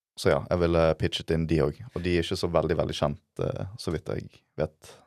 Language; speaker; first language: Norwegian; native; Norwegian